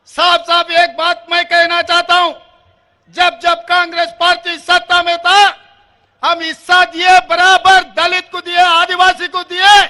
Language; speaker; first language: Hindi; non-native, local second language; Telugu